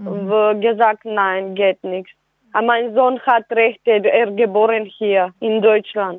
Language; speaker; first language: German; non-native, learner; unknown